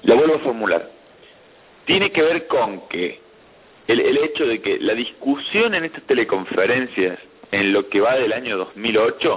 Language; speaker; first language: Spanish; native; Spanish